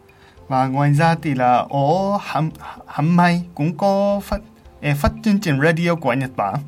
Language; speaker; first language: Vietnamese; non-native, fluent; Japanese